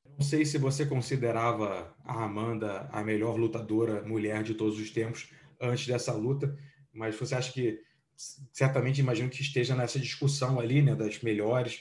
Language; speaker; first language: Portuguese; native; Portuguese